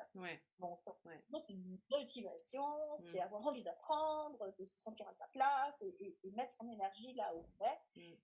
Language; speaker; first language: French; native; French